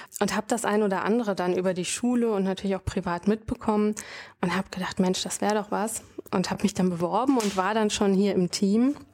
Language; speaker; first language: German; native; German